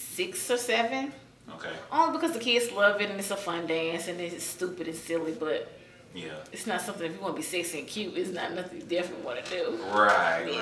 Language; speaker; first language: English; native; English